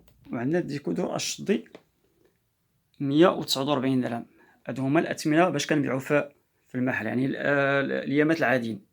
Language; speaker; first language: Arabic; native; Arabic